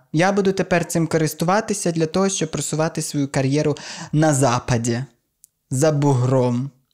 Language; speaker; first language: Ukrainian; native; Ukrainian